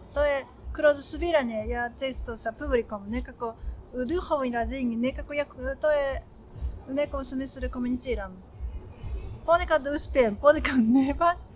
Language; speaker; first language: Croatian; non-native, learner; Japanese